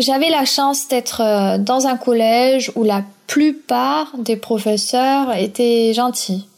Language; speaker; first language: French; early bilingual, other home language; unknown